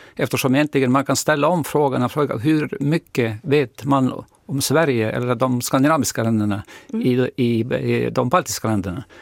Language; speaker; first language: Swedish; non-native, fluent; Estonian